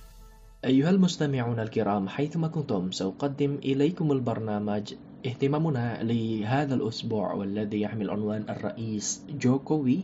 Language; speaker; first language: Arabic; non-native, fluent; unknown